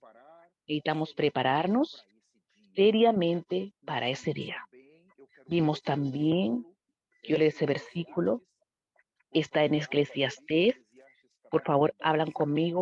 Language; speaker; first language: Spanish; non-native, fluent; Portuguese